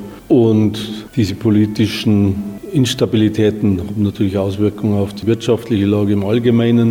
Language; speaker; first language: German; native; German